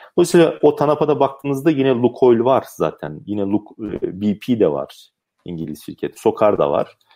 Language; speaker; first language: Turkish; native; Turkish